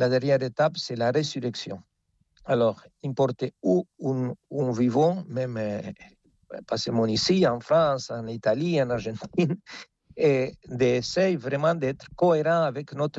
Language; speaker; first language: French; non-native, fluent; Spanish